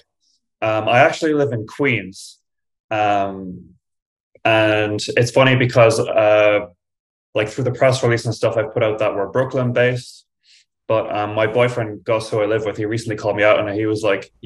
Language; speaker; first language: English; native; English